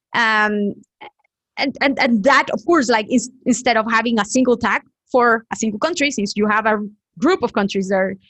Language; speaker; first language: English; non-native, fluent; Spanish